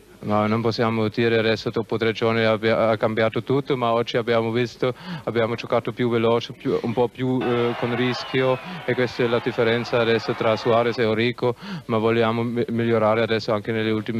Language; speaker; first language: Italian; non-native, fluent; German